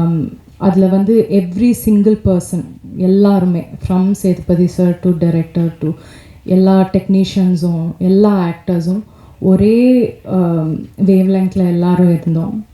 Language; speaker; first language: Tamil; non-native, local second language; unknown